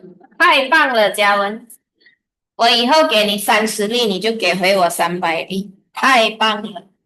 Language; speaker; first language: Chinese; early bilingual, heritage; Chinese